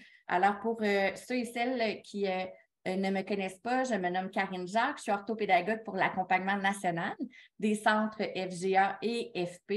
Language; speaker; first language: French; native; French